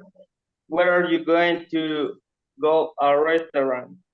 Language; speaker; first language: English; non-native, learner; Spanish